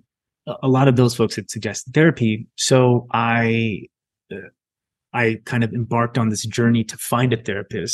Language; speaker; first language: English; native; English